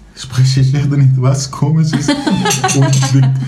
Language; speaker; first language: German; non-native, fluent; Kurdish